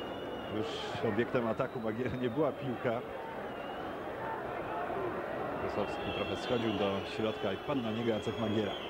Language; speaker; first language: Polish; native; Polish